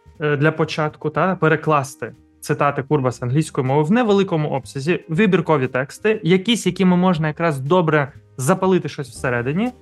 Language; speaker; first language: Ukrainian; native; Ukrainian